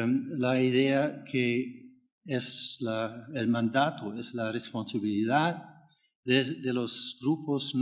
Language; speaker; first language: Spanish; non-native, fluent; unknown